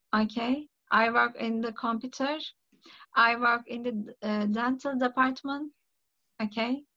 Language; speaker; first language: English; non-native, learner; Turkish